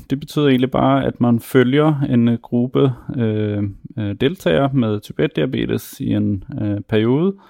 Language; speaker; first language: Danish; native; Danish